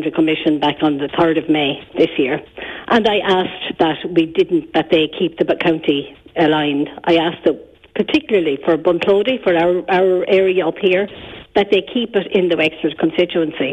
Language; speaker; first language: English; native; English